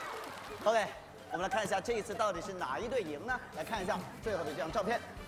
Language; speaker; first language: Chinese; native; Chinese